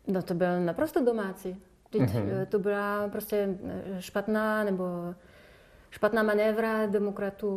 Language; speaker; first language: Czech; non-native, fluent; French